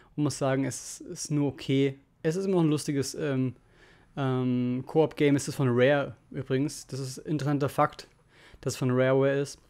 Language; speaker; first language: German; native; German